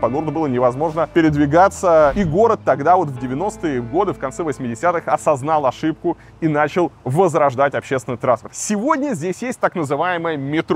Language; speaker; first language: Russian; native; Russian